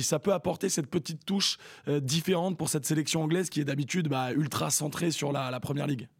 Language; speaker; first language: French; native; French